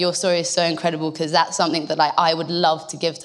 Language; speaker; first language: English; native; English